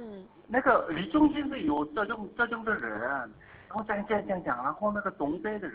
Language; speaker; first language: Chinese; non-native, fluent; Korean